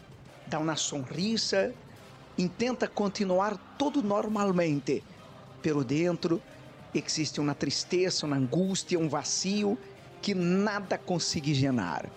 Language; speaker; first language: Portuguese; non-native, learner; Spanish